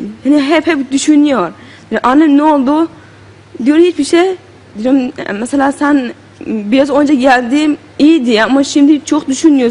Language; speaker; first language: Turkish; non-native, learner; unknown